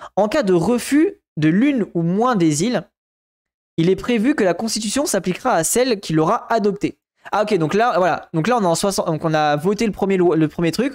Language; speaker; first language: French; native; French